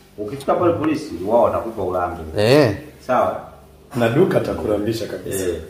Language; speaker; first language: Swahili; native; Swahili